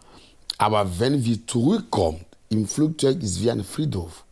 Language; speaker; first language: German; non-native, fluent; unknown